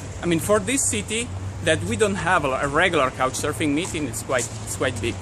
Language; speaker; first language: English; non-native, fluent; Italian